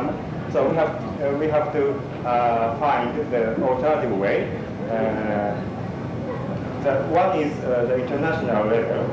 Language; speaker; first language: English; non-native, learner; Japanese